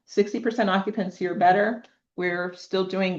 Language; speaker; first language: English; native; English